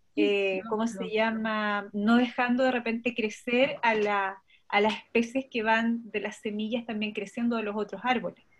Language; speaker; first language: Spanish; native; Spanish